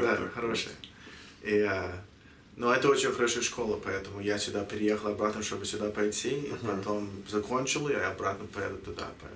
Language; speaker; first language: Russian; early bilingual, heritage; Russian